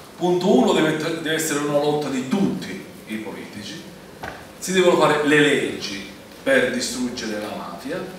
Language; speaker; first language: Italian; native; Italian